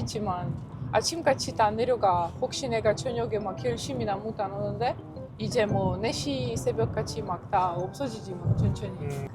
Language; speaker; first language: Korean; non-native, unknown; Ukrainian